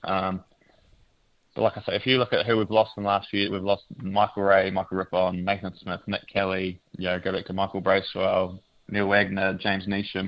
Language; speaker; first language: English; native; English